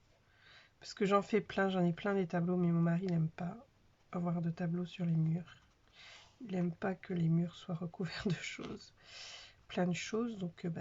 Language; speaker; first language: French; native; French